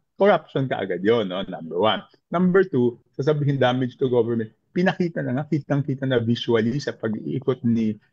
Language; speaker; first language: Filipino; native; Filipino